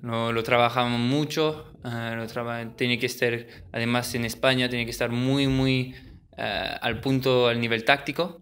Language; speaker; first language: Spanish; early bilingual, heritage; French